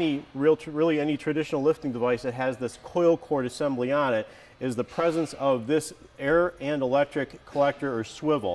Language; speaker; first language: English; native; English